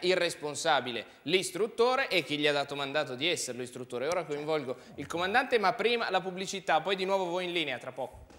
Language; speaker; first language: Italian; native; Italian